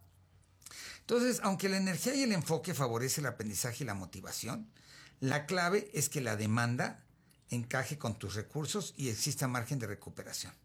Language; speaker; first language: Spanish; native; Spanish